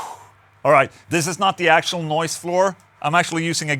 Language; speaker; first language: English; non-native, fluent; Swedish